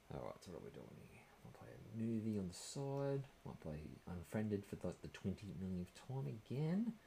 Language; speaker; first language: English; native; English